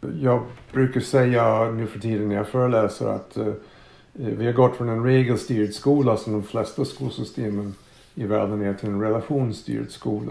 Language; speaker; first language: Swedish; non-native, fluent; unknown